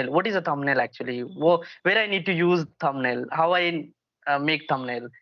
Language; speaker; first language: English; non-native, local second language; Hindi